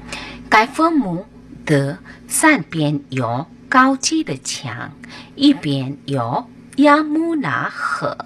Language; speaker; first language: Chinese; non-native, fluent; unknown